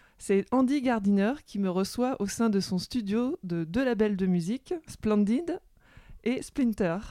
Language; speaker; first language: French; native; French